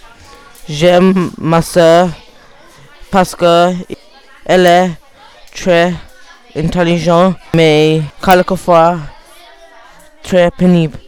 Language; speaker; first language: French; non-native, learner; English